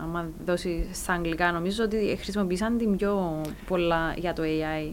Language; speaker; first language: Greek; native; Greek